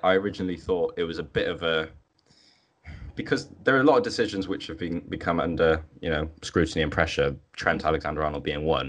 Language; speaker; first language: English; native; English